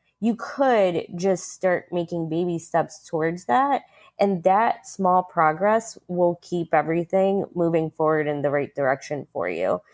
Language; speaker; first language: English; early bilingual, other home language; Russian